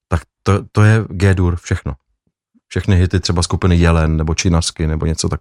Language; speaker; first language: Czech; native; Czech